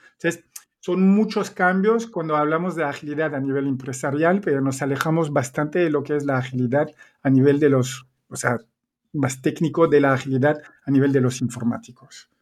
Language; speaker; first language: Spanish; non-native, fluent; French